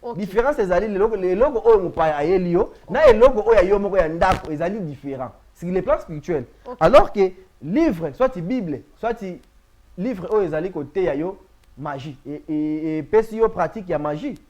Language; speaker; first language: Lingala; non-native, local second language; Kongo